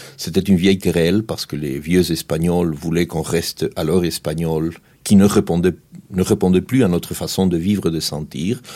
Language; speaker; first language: French; non-native, fluent; Spanish